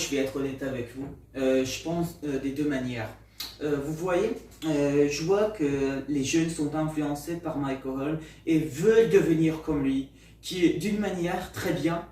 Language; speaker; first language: French; non-native, learner; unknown